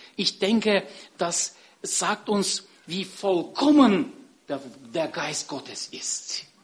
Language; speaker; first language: German; non-native, fluent; Turkish